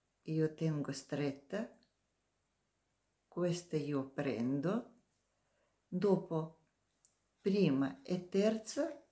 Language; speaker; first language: Italian; non-native, learner; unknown